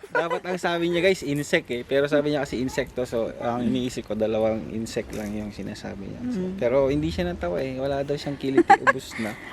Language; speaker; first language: Filipino; non-native, local second language; Iloko